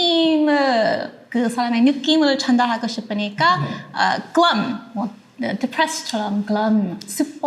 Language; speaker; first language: Korean; non-native, learner; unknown